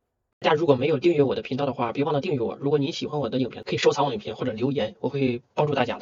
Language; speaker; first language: Chinese; native; Chinese